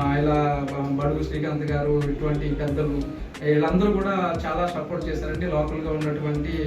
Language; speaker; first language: Telugu; native; Telugu